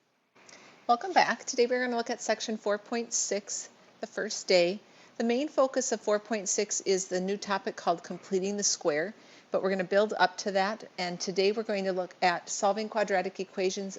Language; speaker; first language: English; native; English